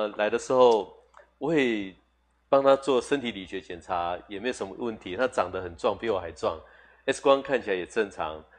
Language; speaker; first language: Chinese; native; Chinese